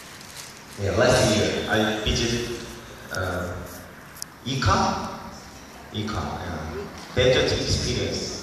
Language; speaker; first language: English; non-native, learner; Korean